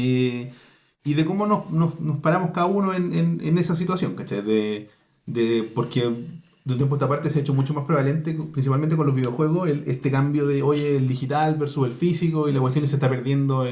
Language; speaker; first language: Spanish; native; Spanish